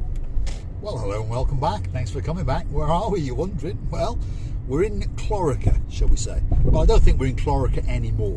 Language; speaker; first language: English; native; English